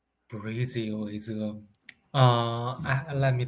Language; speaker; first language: English; non-native, learner; Chinese